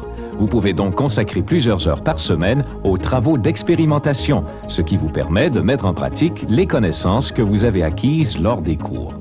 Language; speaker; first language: French; native; French